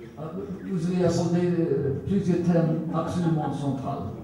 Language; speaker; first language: French; non-native, fluent; Swedish